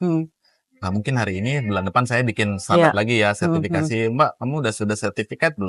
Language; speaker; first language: Indonesian; native; Indonesian